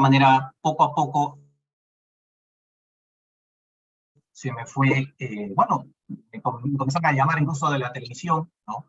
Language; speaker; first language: Spanish; native; Spanish